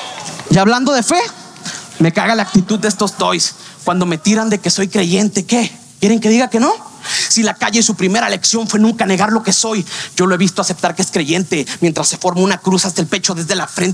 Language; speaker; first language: Spanish; native; Spanish